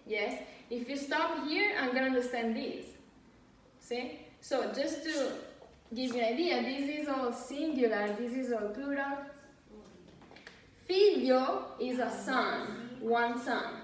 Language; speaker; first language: English; non-native, fluent; Italian